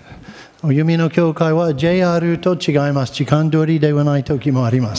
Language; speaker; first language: Japanese; non-native, fluent; English